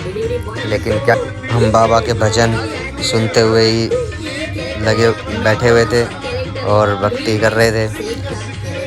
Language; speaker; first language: Hindi; native; Hindi